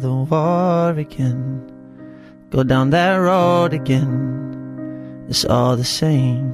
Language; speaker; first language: English; native; English